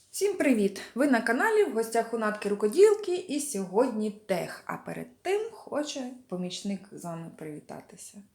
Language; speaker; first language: Ukrainian; non-native, local second language; Russian